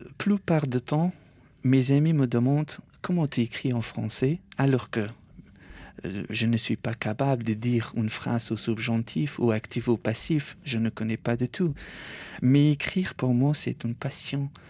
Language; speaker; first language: French; non-native, fluent; Persian